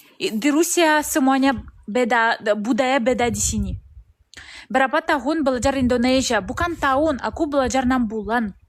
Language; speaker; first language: Indonesian; non-native, learner; Russian